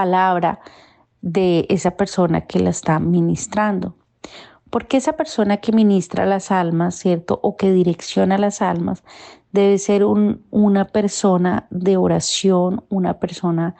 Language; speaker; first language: Spanish; native; Spanish